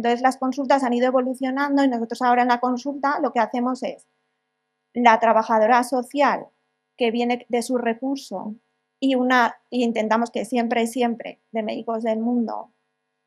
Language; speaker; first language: Spanish; native; Spanish